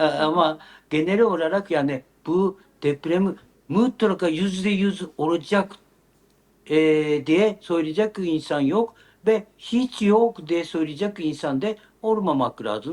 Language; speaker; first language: Turkish; non-native, learner; Japanese